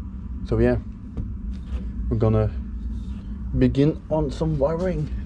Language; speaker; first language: English; non-native, fluent; Dutch